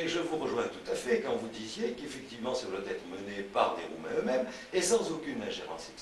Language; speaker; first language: French; native; French